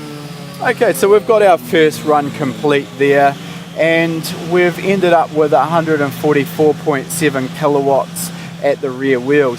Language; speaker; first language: English; native; English